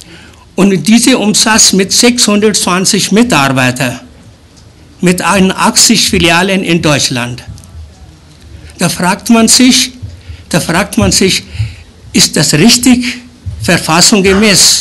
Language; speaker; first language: German; early bilingual, other home language; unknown